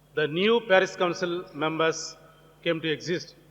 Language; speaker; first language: English; non-native, local second language; Gujarati